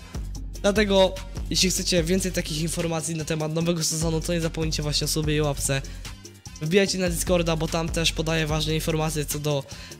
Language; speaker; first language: Polish; native; Polish